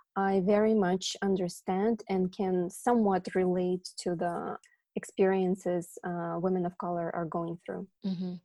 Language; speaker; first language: English; non-native, fluent; Ukrainian